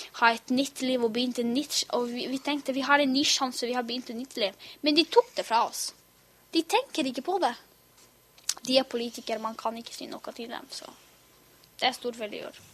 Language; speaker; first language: Norwegian; early bilingual, other home language; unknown